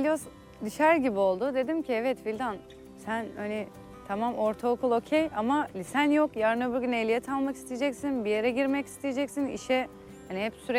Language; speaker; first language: Turkish; non-native, local second language; Kurdish